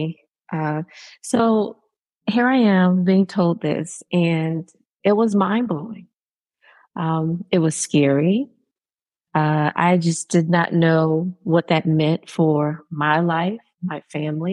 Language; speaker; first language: English; native; English